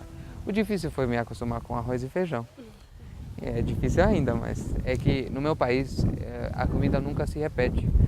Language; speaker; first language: Portuguese; non-native, fluent; Albanian